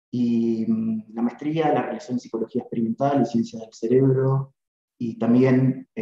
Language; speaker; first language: Spanish; native; Spanish